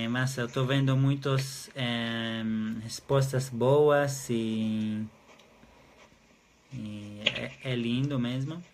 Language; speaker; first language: Portuguese; non-native, fluent; Hebrew